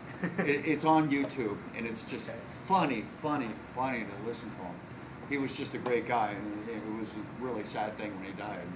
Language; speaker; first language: English; native; English